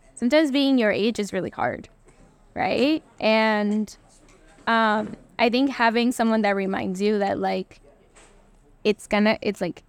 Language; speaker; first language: English; early bilingual, other home language; Spanish